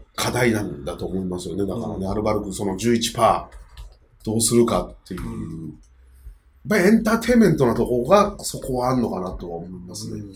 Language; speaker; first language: Japanese; native; Japanese